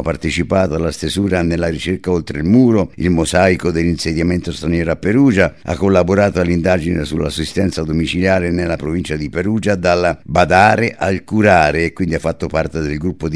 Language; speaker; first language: Italian; native; Italian